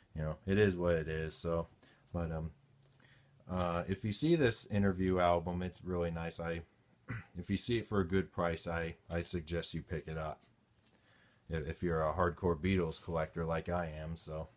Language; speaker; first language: English; native; English